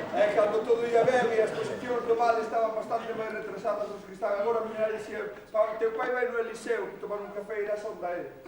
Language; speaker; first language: Galician; native; Galician